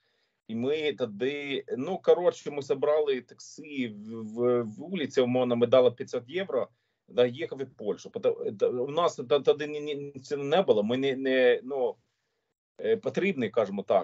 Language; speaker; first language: Ukrainian; non-native, learner; Swedish